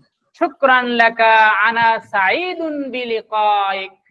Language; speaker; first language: Arabic; non-native, fluent; Bangla